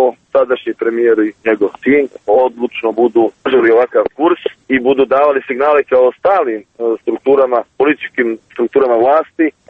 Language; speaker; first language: Serbian; native; Serbian